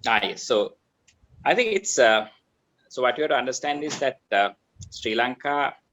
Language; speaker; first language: English; non-native, local second language; Sinhala